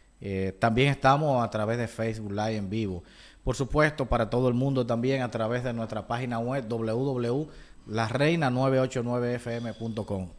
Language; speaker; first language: Spanish; native; Spanish